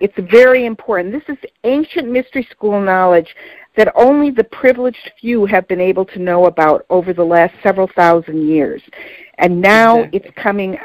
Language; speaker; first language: English; native; English